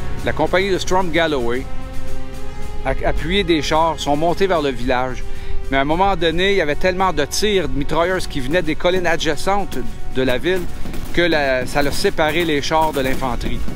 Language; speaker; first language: French; native; French